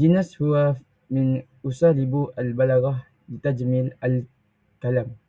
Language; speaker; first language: Arabic; non-native, local second language; Malay